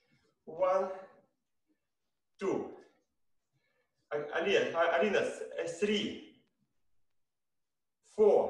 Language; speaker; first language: English; non-native, learner; Russian